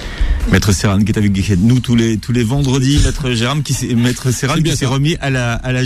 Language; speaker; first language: French; native; French